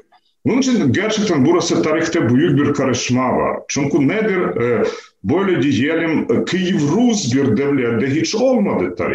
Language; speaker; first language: Turkish; non-native, fluent; Ukrainian